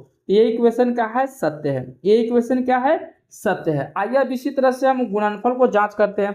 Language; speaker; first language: Hindi; native; Hindi